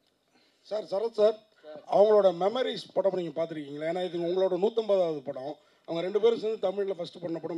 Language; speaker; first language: Tamil; native; Tamil